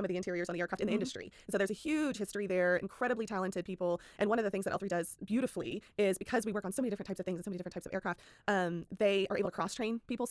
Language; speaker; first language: English; native; English